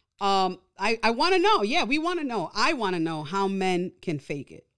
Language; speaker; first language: English; early bilingual, other home language; Spanish